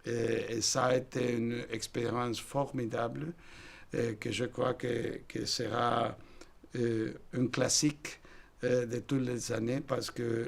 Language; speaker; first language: French; non-native, fluent; Spanish